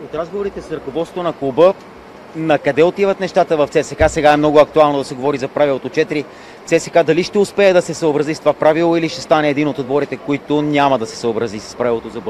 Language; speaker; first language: Bulgarian; native; Bulgarian